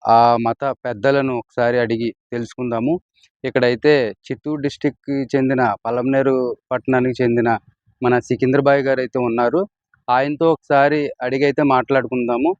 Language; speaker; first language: Telugu; native; Telugu